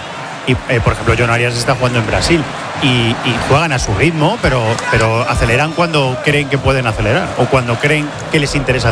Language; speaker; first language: Spanish; native; Spanish